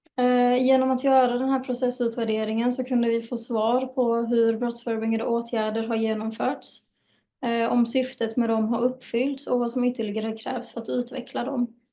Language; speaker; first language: Swedish; native; Swedish